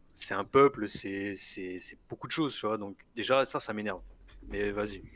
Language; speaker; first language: French; native; French